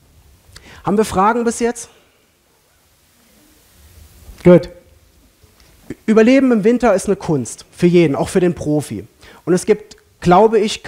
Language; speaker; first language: German; native; German